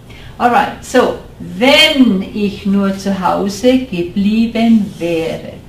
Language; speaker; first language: German; non-native, fluent; English